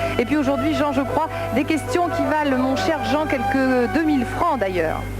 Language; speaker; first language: French; native; French